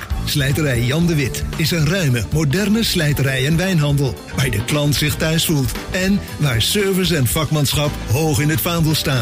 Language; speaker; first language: Dutch; native; Dutch